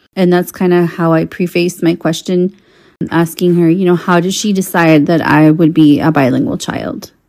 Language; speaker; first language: English; non-native, fluent; Spanish